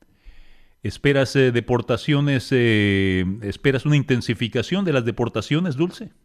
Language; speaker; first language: Spanish; native; Spanish